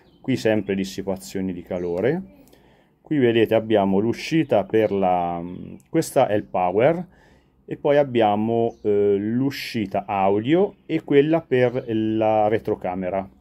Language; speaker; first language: Italian; native; Italian